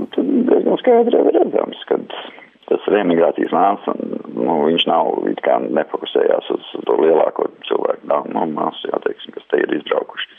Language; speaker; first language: Latvian; non-native, local second language; Russian